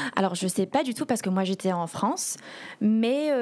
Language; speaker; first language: French; early bilingual, heritage; English